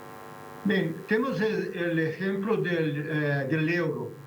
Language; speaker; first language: Spanish; non-native, fluent; Portuguese